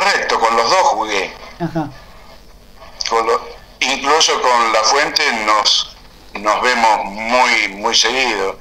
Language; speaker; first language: Spanish; native; Spanish